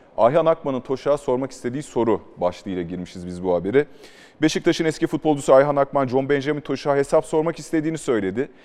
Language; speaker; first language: Turkish; native; Turkish